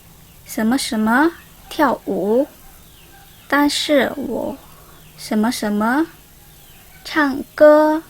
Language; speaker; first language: Chinese; non-native, learner; Indonesian